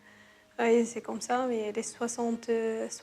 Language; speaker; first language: French; non-native, learner; Arabic